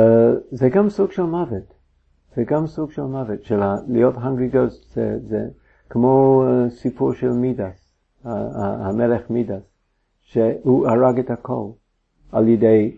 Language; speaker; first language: Hebrew; non-native, fluent; English